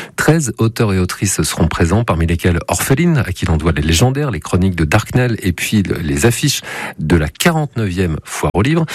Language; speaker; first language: French; native; French